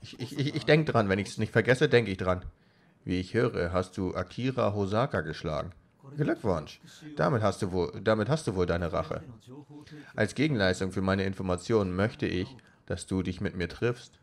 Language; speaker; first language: German; native; German